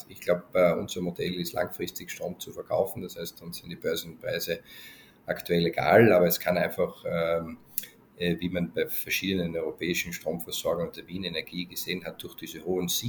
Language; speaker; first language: German; native; German